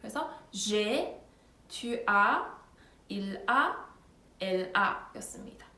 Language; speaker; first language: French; non-native, fluent; Korean